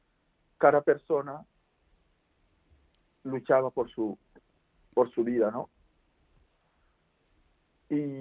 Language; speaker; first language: Spanish; non-native, fluent; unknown